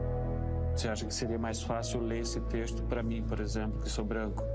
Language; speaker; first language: Portuguese; native; Portuguese